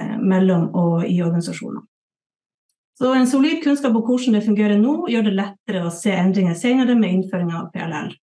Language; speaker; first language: Norwegian; native; Norwegian